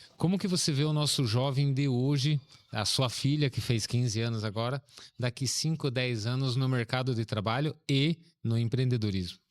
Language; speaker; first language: Portuguese; native; Portuguese